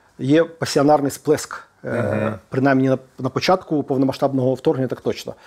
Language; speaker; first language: Ukrainian; native; Ukrainian